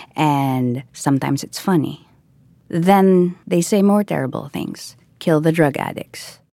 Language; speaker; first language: English; non-native, local second language; Filipino